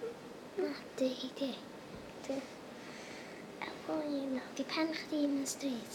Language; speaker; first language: Welsh; native; Welsh